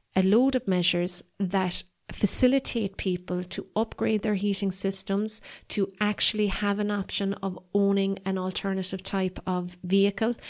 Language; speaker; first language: English; native; English